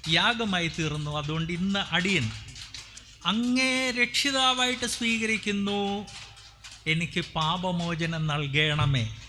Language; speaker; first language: Malayalam; non-native, local second language; Hindi